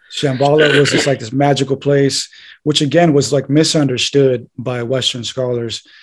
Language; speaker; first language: English; native; English